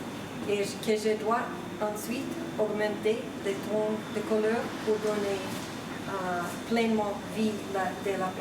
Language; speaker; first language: French; non-native, fluent; Swedish